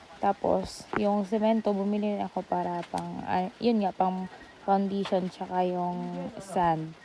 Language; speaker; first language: Filipino; non-native, local second language; Cebuano